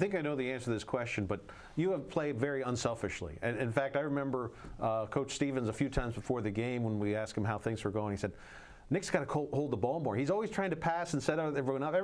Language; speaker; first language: English; native; English